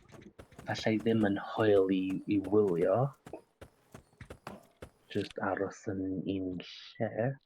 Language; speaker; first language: Welsh; non-native, learner; English